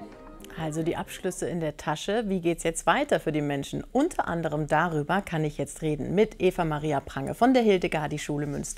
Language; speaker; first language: German; native; German